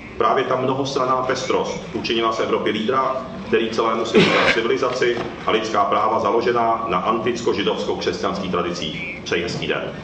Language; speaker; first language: Czech; early bilingual, other home language; Japanese